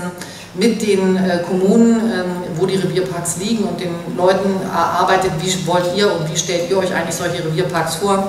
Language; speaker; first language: German; native; German